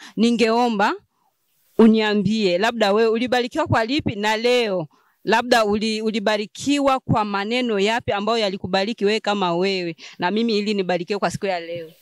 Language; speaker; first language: Swahili; native; Swahili